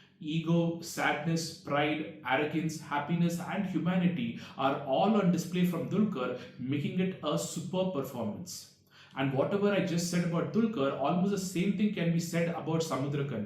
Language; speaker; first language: English; non-native, local second language; Tamil